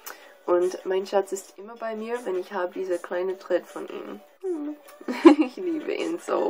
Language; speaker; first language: German; non-native, learner; English